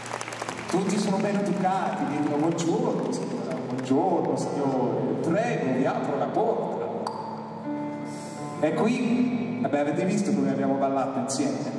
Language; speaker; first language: Italian; non-native, fluent; English